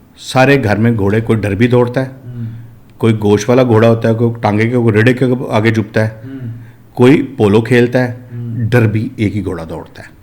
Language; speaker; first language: Urdu; non-native, local second language; Punjabi